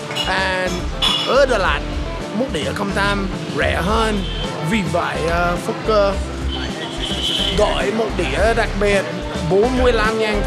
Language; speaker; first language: Vietnamese; non-native, learner; English